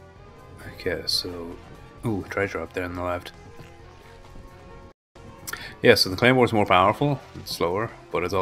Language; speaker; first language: English; native; English